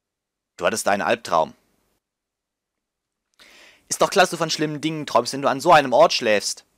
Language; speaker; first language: German; native; German